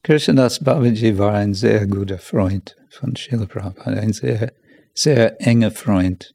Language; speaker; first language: German; non-native, fluent; English